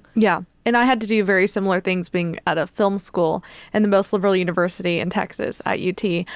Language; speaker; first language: English; native; English